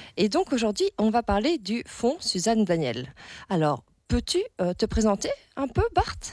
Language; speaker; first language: French; native; French